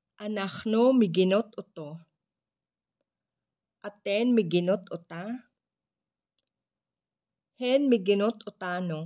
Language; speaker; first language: Hebrew; non-native, learner; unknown